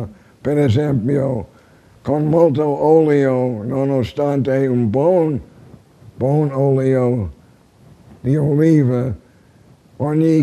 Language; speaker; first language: Italian; non-native, learner; English